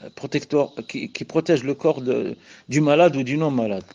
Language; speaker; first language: French; non-native, local second language; Arabic